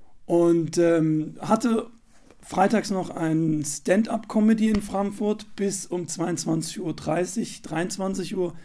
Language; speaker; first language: German; native; German